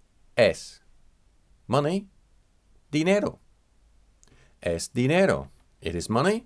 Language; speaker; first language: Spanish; non-native, fluent; English